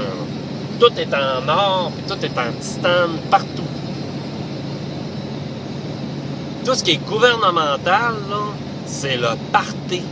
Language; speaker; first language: French; native; French